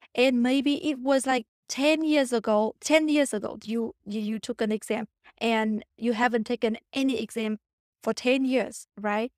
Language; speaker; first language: English; non-native, fluent; Vietnamese